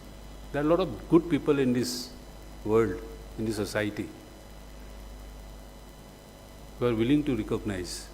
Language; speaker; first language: English; non-native, local second language; Manipuri